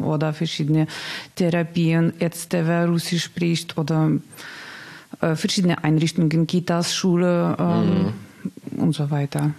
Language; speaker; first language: German; non-native, learner; Russian